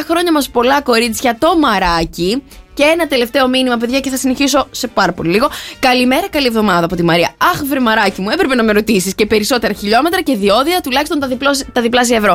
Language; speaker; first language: Greek; native; Greek